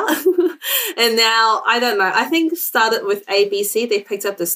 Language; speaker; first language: English; non-native, local second language; Cantonese